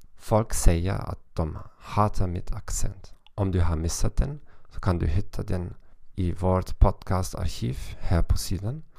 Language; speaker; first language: Swedish; non-native, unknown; German